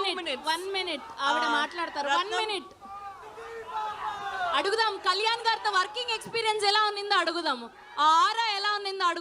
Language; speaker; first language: Telugu; native; Telugu